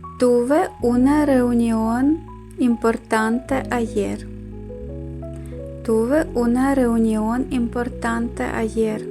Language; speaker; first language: Spanish; non-native, fluent; Ukrainian